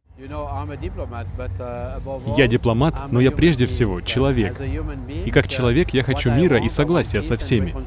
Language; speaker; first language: Russian; non-native, fluent; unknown